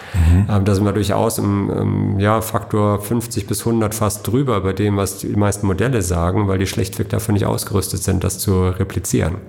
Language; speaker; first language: German; native; German